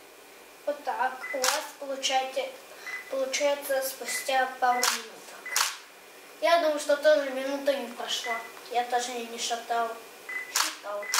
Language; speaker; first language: Russian; early bilingual, heritage; Russian